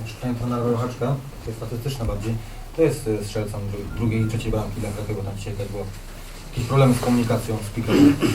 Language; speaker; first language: Polish; native; Polish